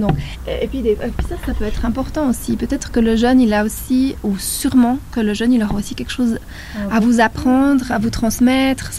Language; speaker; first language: French; native; French